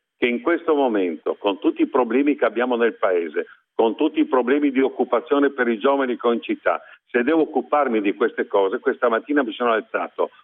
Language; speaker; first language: Italian; native; Italian